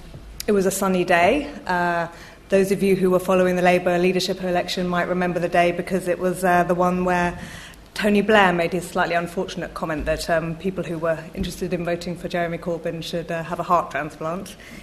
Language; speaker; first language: English; native; English